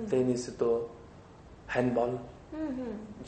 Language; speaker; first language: Japanese; non-native, learner; Bangla